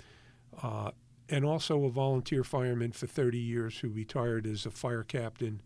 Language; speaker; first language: English; native; English